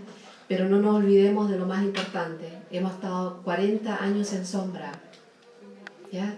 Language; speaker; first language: Spanish; native; Spanish